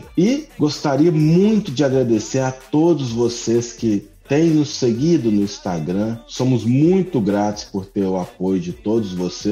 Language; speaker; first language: Portuguese; native; Portuguese